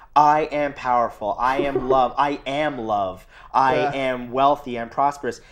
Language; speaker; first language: English; native; English